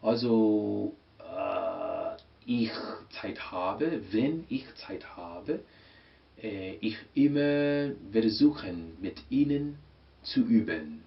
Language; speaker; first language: German; non-native, learner; English